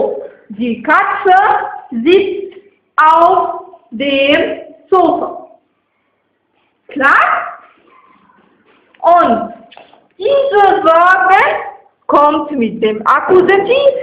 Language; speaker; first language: German; non-native, fluent; Arabic